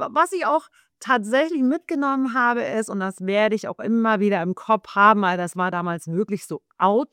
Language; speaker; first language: German; native; German